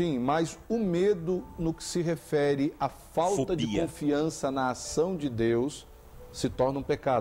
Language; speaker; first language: Portuguese; native; Portuguese